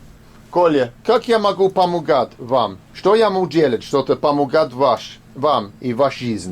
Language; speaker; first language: Russian; non-native, learner; English